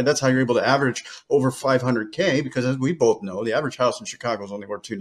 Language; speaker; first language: English; native; English